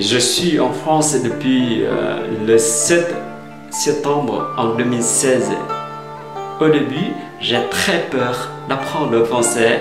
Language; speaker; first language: French; non-native, fluent; Vietnamese